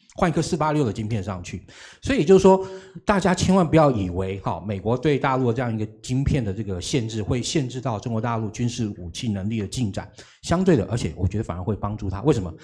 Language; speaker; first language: Chinese; native; Chinese